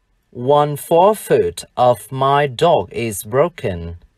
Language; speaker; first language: English; non-native, fluent; Vietnamese